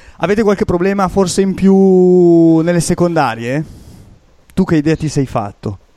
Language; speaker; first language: Italian; native; Italian